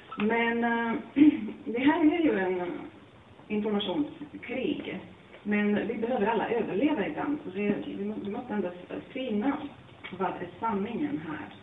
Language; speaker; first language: Swedish; non-native, fluent; Latvian